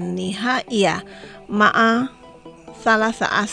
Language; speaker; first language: Arabic; non-native, fluent; Indonesian